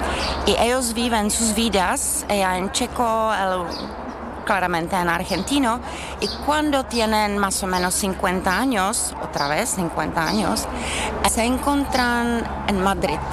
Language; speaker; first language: Spanish; non-native, fluent; Czech